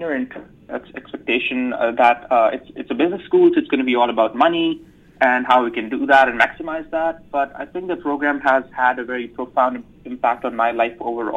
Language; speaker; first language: English; non-native, local second language; Urdu